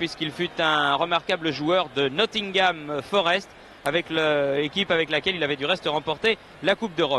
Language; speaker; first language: French; native; French